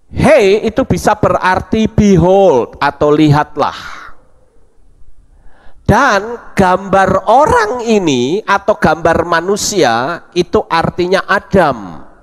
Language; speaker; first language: Indonesian; native; Indonesian